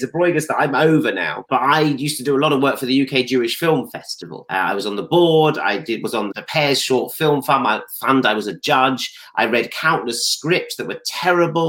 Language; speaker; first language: English; native; English